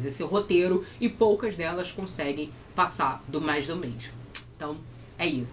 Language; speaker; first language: Portuguese; native; Portuguese